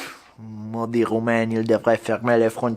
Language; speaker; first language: French; non-native, learner; English